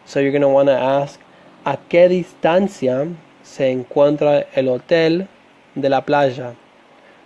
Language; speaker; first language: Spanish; non-native, fluent; English